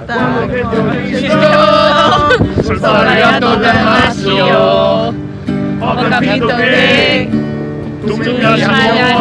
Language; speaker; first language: Italian; non-native, learner; English